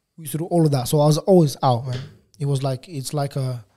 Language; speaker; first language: English; non-native, fluent; Portuguese